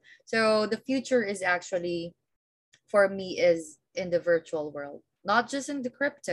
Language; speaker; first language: English; non-native, local second language; Filipino